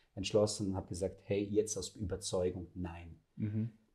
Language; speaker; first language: German; non-native, fluent; Serbian